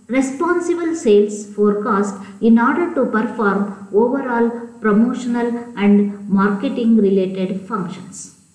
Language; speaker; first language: English; non-native, local second language; Kannada